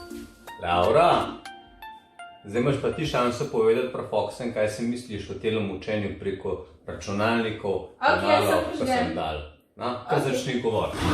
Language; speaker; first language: Slovenian; native; Slovenian